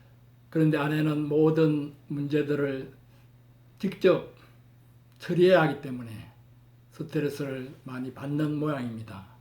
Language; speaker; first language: Korean; native; Korean